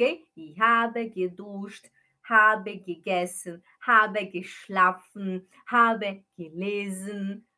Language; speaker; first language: German; non-native, fluent; Portuguese